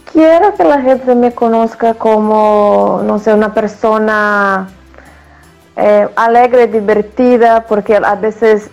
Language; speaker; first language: Spanish; non-native, fluent; Portuguese